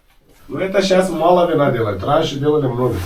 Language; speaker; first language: Russian; non-native, local second language; Gagauz